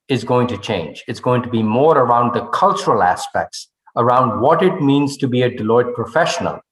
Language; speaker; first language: English; non-native, local second language; Hindi